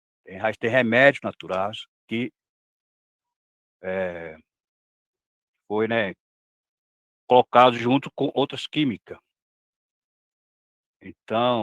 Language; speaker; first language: Portuguese; non-native, local second language; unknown